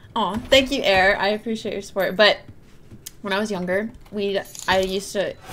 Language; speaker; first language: English; native; English